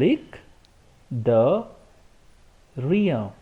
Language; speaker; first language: French; non-native, fluent; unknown